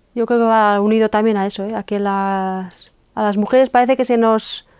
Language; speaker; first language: Spanish; non-native, local second language; Basque